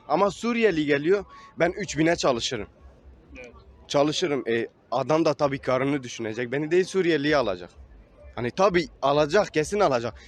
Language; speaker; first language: Turkish; non-native, local second language; Kurdish